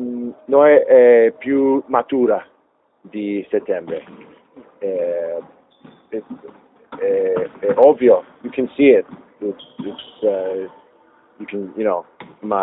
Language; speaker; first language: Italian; non-native, learner; English